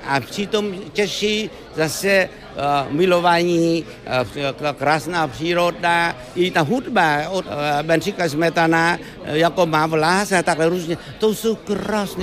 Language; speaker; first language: Czech; non-native, fluent; Vietnamese